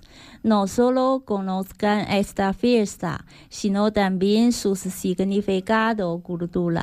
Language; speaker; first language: Spanish; non-native, learner; Chinese